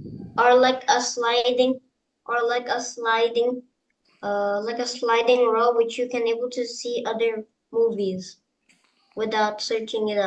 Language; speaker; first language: English; non-native, fluent; Indonesian